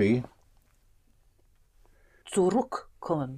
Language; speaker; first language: German; non-native, learner; English